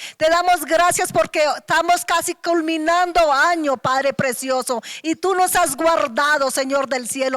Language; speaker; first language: Spanish; native; Spanish